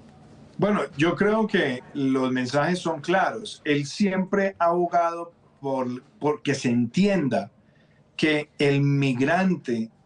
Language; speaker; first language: Spanish; native; Spanish